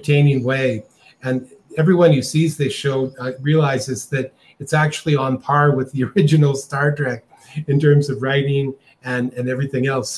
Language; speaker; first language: English; native; English